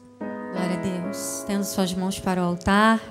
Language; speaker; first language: Portuguese; native; Portuguese